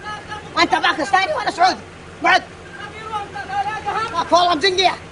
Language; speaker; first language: Arabic; native; Arabic